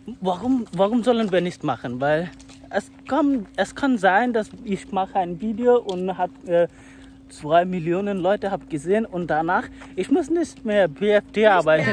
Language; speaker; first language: German; non-native, learner; Bangla